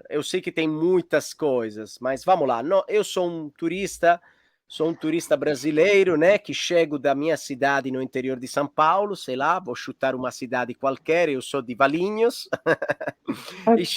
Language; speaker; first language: Portuguese; non-native, fluent; Italian